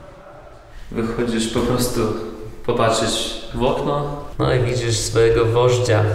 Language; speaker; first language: Polish; non-native, learner; Russian